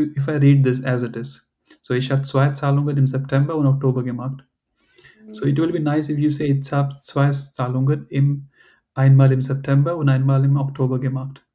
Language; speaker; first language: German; non-native, fluent; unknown